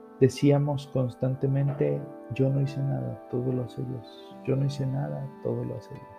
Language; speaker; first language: Spanish; native; Spanish